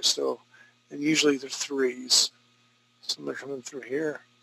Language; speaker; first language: English; native; English